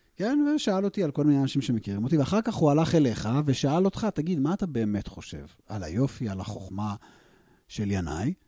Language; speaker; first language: Hebrew; native; Hebrew